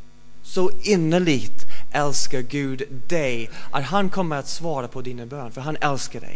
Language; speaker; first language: Swedish; non-native, fluent; English